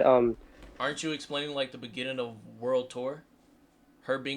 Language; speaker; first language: English; native; English